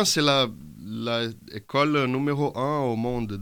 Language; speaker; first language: French; non-native, fluent; Portuguese